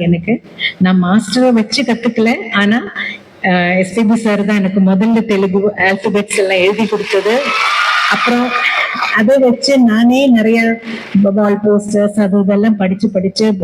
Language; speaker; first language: Tamil; non-native, local second language; Malayalam